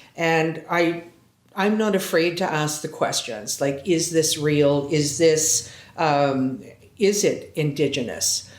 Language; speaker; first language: English; native; English